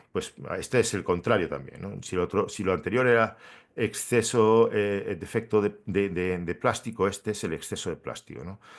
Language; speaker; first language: Spanish; native; Spanish